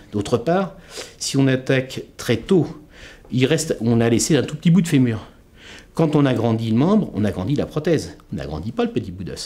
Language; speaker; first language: French; native; French